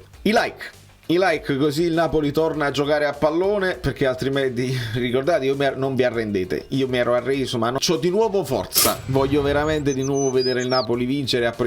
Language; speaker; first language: Italian; native; Italian